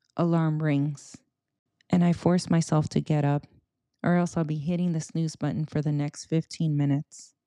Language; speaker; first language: English; early bilingual, other home language; Spanish